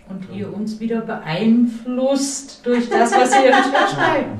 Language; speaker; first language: German; native; German